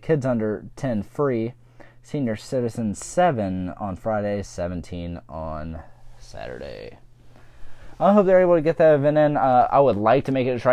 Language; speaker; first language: English; native; English